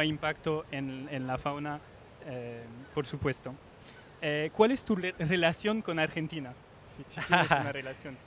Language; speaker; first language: Spanish; non-native, fluent; French